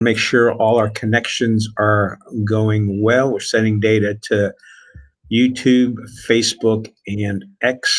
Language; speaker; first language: English; native; English